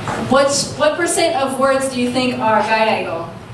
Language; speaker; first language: English; native; English